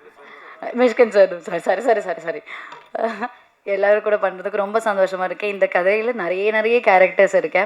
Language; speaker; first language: Tamil; non-native, learner; Malayalam